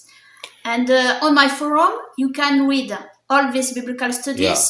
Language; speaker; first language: English; non-native, learner; French